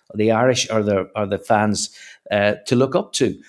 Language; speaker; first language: English; native; English